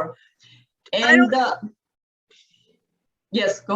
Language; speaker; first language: English; non-native, learner; Portuguese